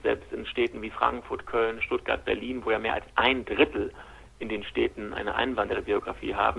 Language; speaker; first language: German; native; German